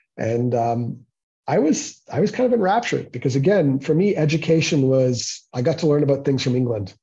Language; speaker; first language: English; native; English